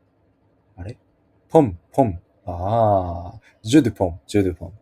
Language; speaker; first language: French; non-native, learner; Japanese